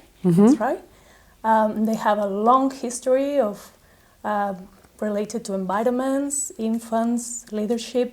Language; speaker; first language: English; non-native, fluent; Spanish